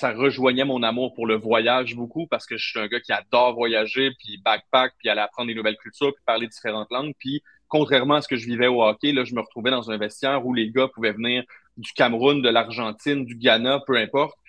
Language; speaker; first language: French; native; French